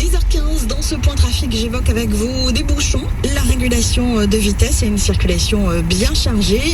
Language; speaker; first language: French; native; French